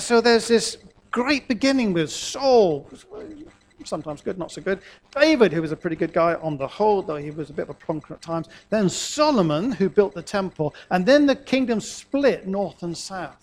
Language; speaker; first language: English; native; English